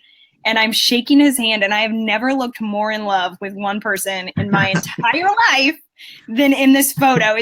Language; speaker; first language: English; native; English